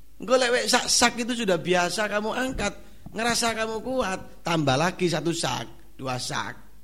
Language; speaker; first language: Indonesian; non-native, local second language; Javanese